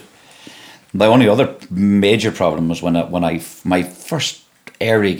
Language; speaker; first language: English; native; English